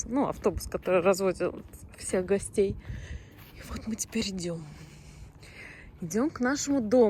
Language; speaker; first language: Russian; native; Russian